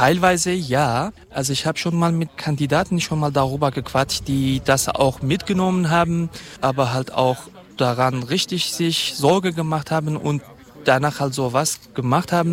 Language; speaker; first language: German; non-native, fluent; Kurdish